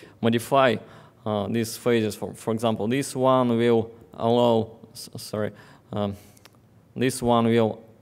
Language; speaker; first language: English; non-native, fluent; Russian